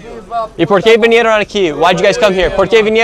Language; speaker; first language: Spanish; non-native, learner; English